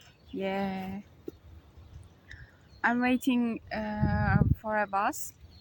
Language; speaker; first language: English; non-native, learner; Turkish